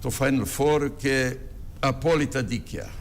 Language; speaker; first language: Greek; non-native, fluent; Serbian